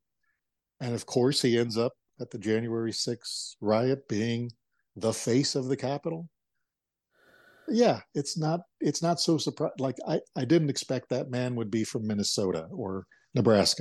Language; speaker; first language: English; native; English